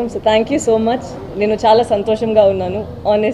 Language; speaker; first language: Telugu; non-native, learner; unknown